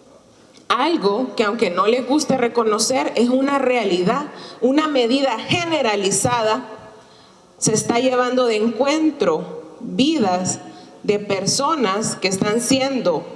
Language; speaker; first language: Spanish; native; Spanish